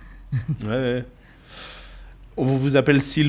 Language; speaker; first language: French; native; French